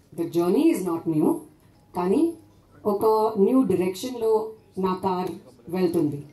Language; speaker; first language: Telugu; non-native, local second language; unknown